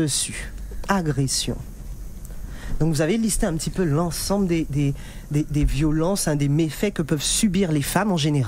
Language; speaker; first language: French; native; French